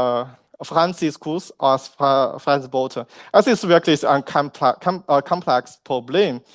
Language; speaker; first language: German; non-native, learner; Chinese